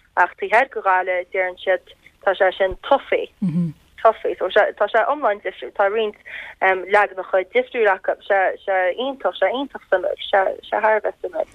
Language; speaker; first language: Irish; native; Irish